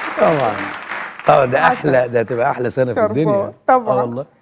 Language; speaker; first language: Arabic; native; Arabic